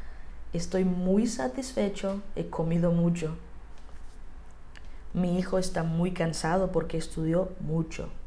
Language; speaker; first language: Spanish; non-native, fluent; Portuguese